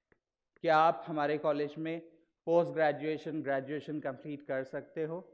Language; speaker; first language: Hindi; non-native, local second language; Marathi